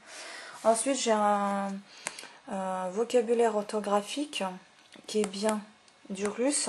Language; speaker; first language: French; non-native, fluent; Russian